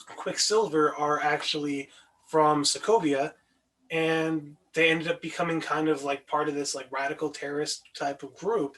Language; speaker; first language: English; native; English